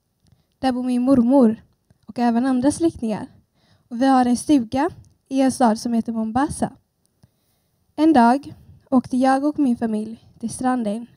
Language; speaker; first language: Swedish; early bilingual, other home language; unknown